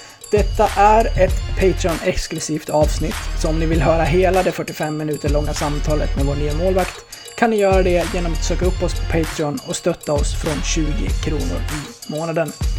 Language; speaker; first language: Swedish; native; Swedish